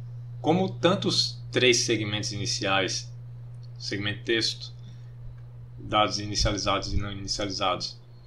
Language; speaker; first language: Portuguese; native; Portuguese